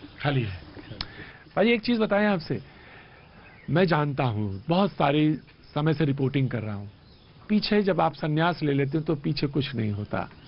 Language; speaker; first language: Hindi; native; Hindi